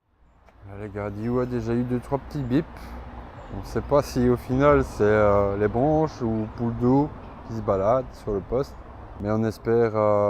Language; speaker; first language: French; native; French